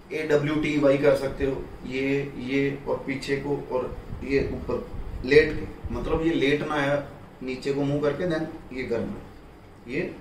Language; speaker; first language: Hindi; non-native, local second language; Punjabi